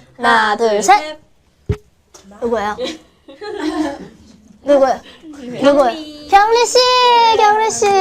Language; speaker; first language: Korean; non-native, fluent; Chinese